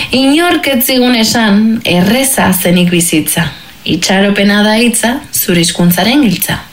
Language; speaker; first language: Basque; non-native, local second language; Spanish